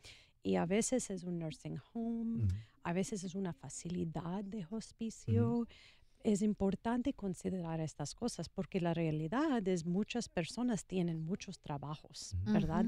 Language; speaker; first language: Spanish; non-native, learner; English